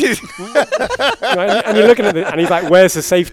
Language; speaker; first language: English; native; English